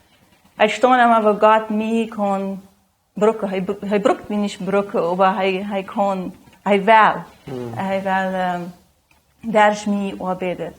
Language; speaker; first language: German; non-native, local second language; Plautdietsch